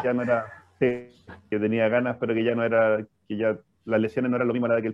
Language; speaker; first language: Spanish; native; Spanish